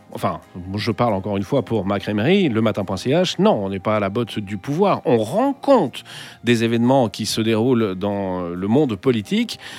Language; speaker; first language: French; native; French